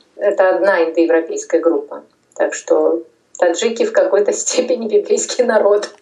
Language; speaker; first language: Russian; non-native, local second language; Tajik